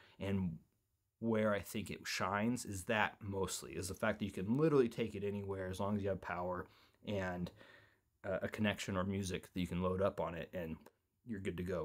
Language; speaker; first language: English; native; English